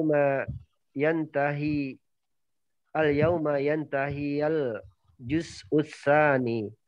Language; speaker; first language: Arabic; non-native, learner; Indonesian